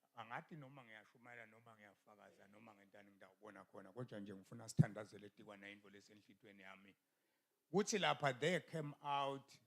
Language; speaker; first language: Zulu; non-native, local second language; Swati